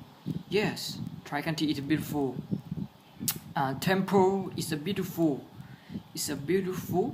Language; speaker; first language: English; non-native, learner; Thai